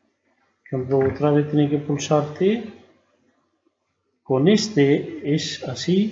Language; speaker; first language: Spanish; non-native, learner; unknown